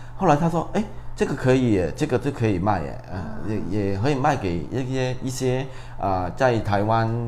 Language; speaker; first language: Chinese; non-native, fluent; Cantonese